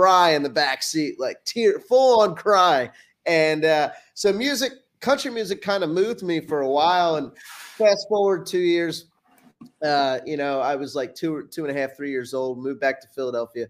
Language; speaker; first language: English; native; English